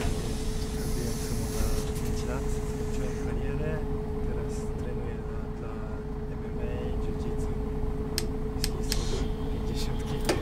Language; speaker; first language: Polish; early bilingual, heritage; Polish